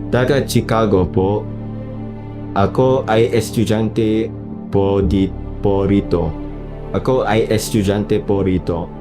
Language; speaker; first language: Filipino; non-native, learner; English